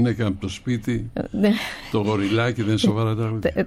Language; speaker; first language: Greek; native; Greek